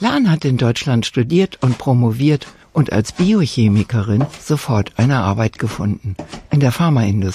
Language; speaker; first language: German; native; German